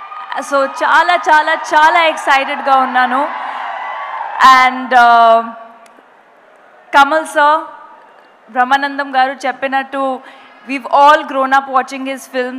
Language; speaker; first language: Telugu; non-native, local second language; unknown